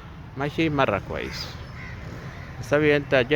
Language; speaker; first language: Arabic; non-native, learner; Urdu